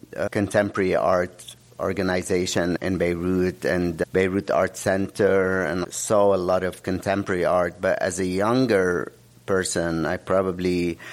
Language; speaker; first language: English; non-native, fluent; Arabic